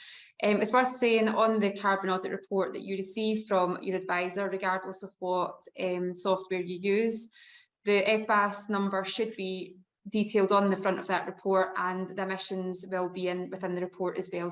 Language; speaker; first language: English; native; English